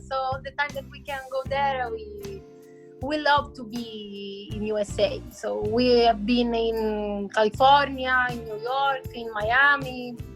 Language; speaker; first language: English; non-native, fluent; Italian